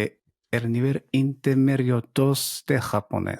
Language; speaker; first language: Spanish; non-native, learner; Japanese